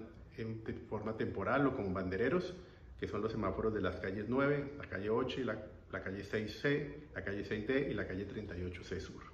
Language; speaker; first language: Spanish; native; Spanish